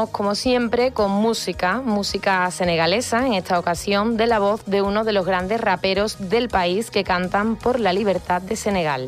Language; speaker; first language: Spanish; native; Spanish